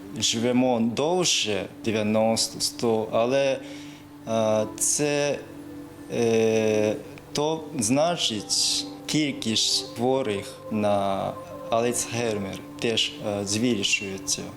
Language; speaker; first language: Ukrainian; non-native, learner; Japanese